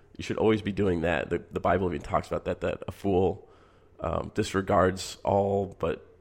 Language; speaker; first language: English; native; English